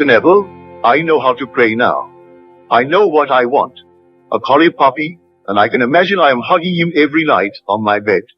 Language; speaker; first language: English; native; English